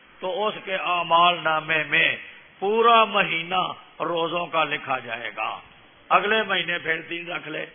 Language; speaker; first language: Urdu; non-native, local second language; Punjabi